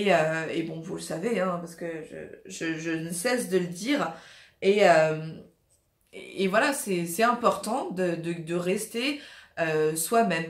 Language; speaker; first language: French; native; French